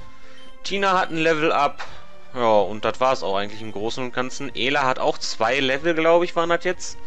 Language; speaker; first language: German; native; German